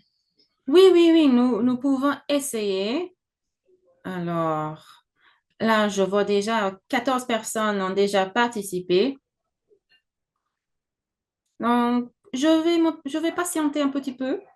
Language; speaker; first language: French; non-native, fluent; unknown